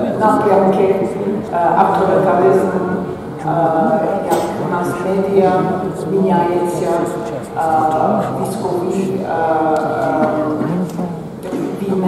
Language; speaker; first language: Ukrainian; early bilingual, heritage; Ukrainian